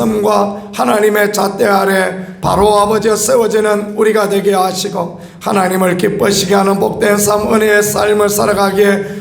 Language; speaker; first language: Korean; native; Korean